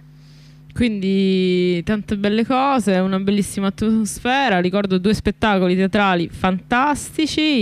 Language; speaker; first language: Italian; native; Italian